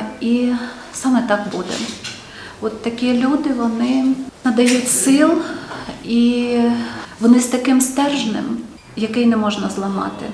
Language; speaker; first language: Ukrainian; native; Ukrainian